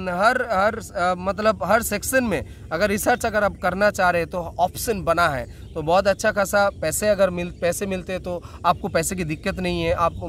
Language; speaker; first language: Hindi; non-native, local second language; Bangla